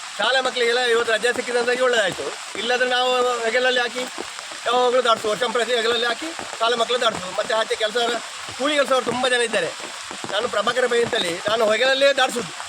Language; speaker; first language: Kannada; native; Kannada